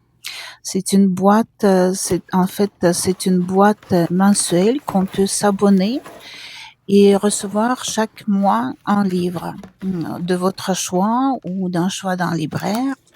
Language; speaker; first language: French; non-native, fluent; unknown